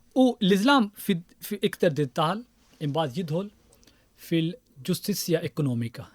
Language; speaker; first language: Maltese; non-native, fluent; Urdu